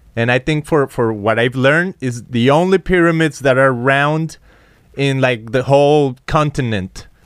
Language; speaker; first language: English; non-native, fluent; Spanish